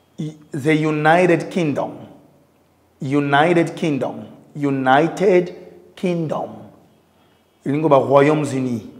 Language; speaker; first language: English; non-native, fluent; Lingala